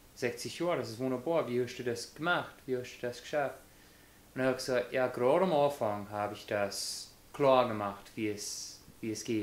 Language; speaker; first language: German; non-native, fluent; English